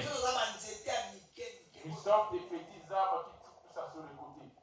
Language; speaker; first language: French; non-native, local second language; Lingala